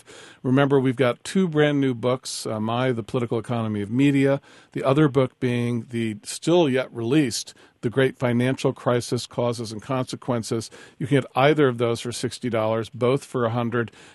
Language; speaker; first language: English; native; English